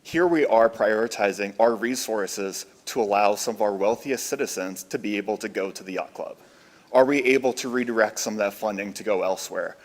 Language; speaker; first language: English; native; English